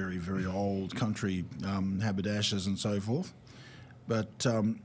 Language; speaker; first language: English; native; English